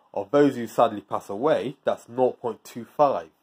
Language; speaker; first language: English; native; English